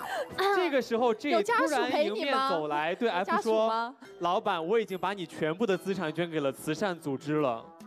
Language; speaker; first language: Chinese; native; Chinese